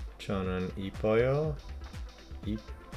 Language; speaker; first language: Korean; non-native, learner; English